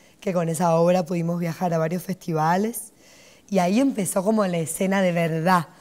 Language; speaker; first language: Spanish; native; Spanish